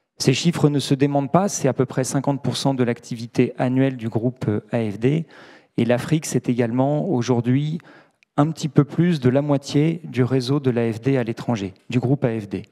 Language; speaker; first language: French; native; French